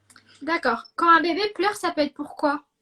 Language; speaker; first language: French; native; French